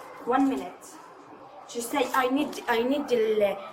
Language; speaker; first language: English; non-native, learner; Arabic